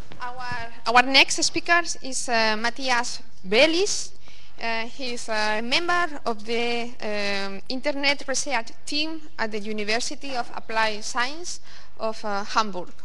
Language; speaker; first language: English; non-native, fluent; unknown